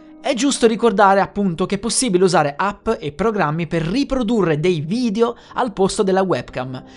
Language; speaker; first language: Italian; native; Italian